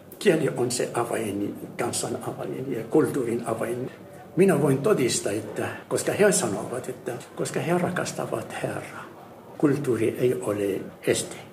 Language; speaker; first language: Finnish; non-native, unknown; Arabic